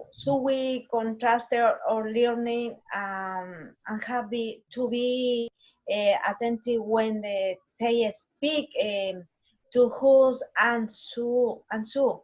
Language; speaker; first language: English; non-native, learner; Spanish